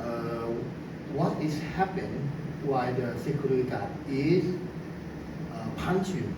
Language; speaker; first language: English; non-native, learner; Thai